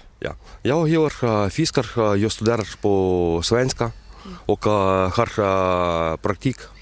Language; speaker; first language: Swedish; non-native, learner; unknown